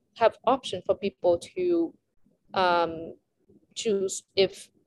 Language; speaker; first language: English; non-native, fluent; Vietnamese